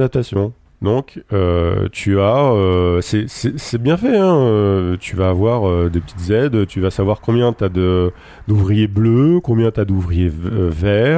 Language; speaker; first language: French; native; French